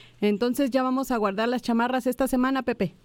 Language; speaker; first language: Spanish; native; Spanish